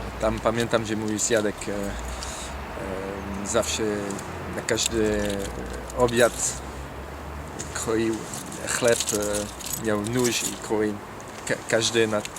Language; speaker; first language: Polish; non-native, learner; French